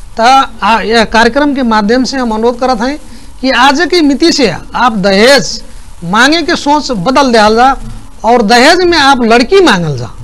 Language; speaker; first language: Bhojpuri; native; Bhojpuri